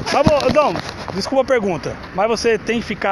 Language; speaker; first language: Portuguese; native; Portuguese